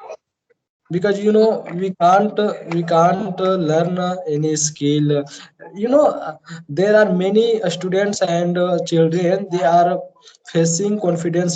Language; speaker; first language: English; non-native, learner; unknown